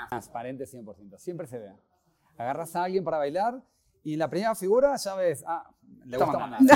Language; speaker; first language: Spanish; native; Spanish